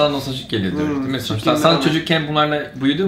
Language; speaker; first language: Turkish; non-native, fluent; Portuguese